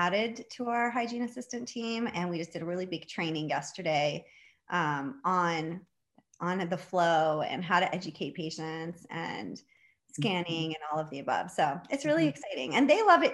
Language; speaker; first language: English; native; English